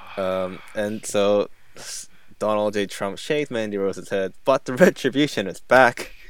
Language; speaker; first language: English; non-native, fluent; Korean